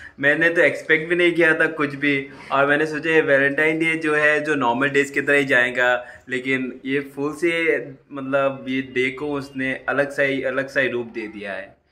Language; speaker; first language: Hindi; non-native, local second language; Bangla